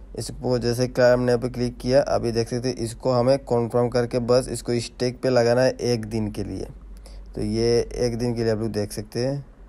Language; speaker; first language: Hindi; native; Hindi